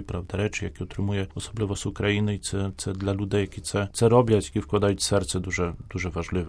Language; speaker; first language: Ukrainian; non-native, fluent; Polish